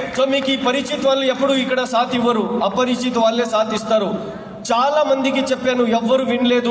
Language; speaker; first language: Telugu; non-native, local second language; Urdu